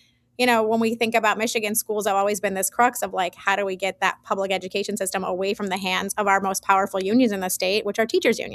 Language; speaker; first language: English; native; English